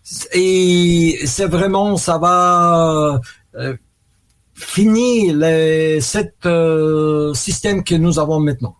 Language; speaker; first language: French; non-native, learner; Russian